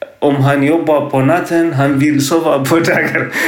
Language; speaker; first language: Swedish; non-native, learner; Tigrinya